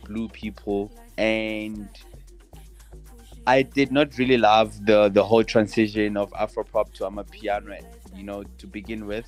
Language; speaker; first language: English; non-native, local second language; Zulu